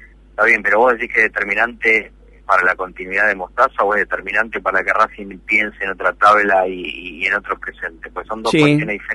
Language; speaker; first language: Spanish; native; Spanish